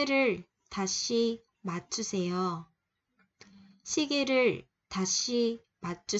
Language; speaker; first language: Korean; non-native, fluent; Vietnamese